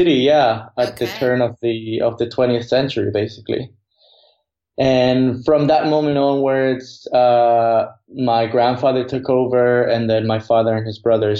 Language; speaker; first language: English; non-native, fluent; Spanish